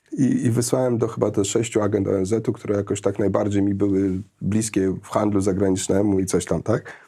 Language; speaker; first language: Polish; early bilingual, heritage; Polish